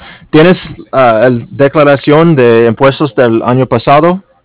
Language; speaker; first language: Spanish; non-native, learner; English